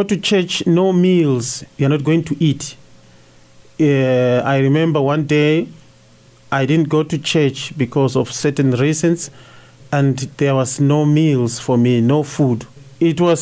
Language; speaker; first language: English; non-native, local second language; Shona